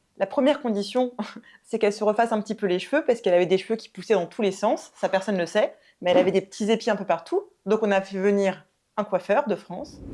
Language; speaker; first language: French; native; French